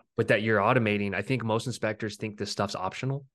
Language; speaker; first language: English; early bilingual, other home language; Filipino